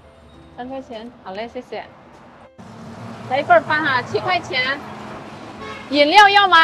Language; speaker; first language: Chinese; non-native, fluent; Indonesian